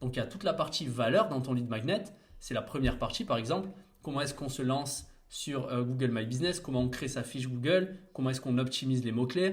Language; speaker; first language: French; native; French